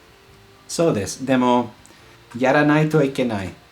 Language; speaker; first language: Japanese; non-native, learner; English